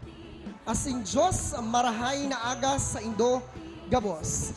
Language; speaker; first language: Filipino; native; Filipino